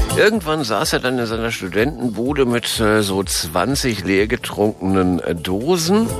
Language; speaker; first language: German; native; German